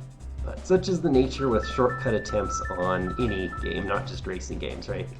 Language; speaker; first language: English; native; English